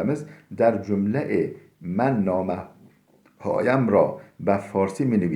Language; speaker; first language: Persian; non-native, fluent; Turkish